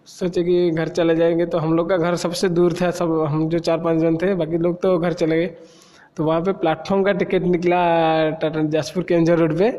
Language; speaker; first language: Hindi; non-native, local second language; Odia